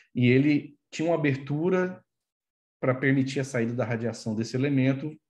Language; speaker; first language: Portuguese; native; Portuguese